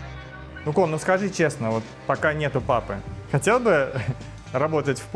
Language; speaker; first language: Russian; native; Russian